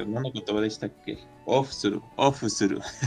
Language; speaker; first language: Japanese; non-native, fluent; Spanish